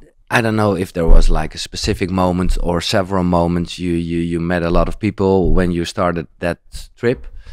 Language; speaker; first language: English; non-native, fluent; Dutch